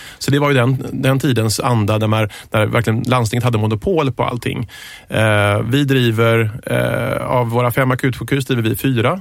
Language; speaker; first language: Swedish; native; Swedish